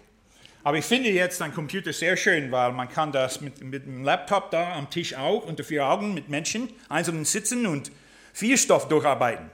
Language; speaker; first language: German; non-native, fluent; English